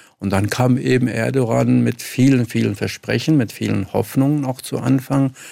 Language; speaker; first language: German; early bilingual, other home language; Kurdish